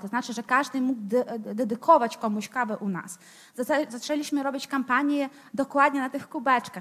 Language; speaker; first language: Polish; non-native, fluent; Ukrainian